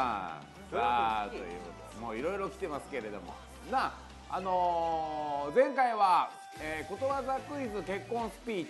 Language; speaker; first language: Japanese; native; Japanese